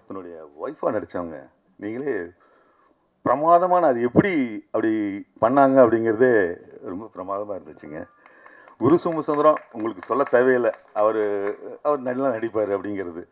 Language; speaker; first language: Tamil; native; Tamil